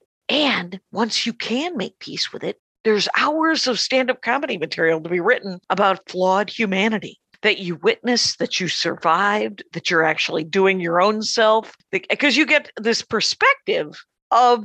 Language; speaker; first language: English; native; English